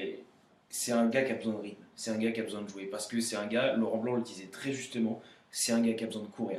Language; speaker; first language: French; native; French